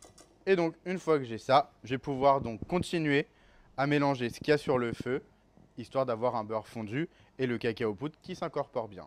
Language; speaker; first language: French; native; French